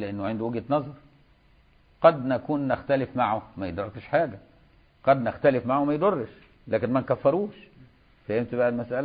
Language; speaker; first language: Arabic; native; Arabic